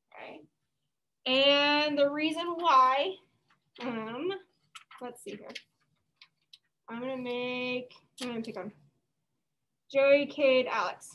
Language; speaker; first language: English; native; English